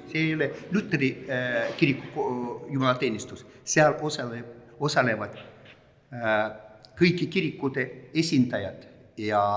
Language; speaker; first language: Estonian; non-native, fluent; Russian